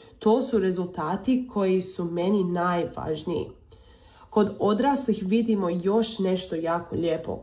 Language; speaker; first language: Serbian; early bilingual, heritage; Croatian